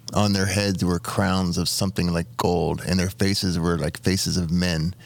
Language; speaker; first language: English; native; English